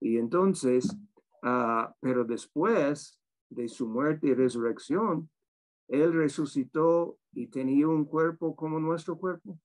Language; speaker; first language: Spanish; non-native, fluent; English